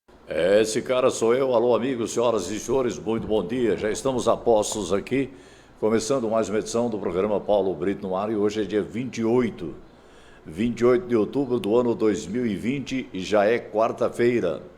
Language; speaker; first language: Portuguese; native; Portuguese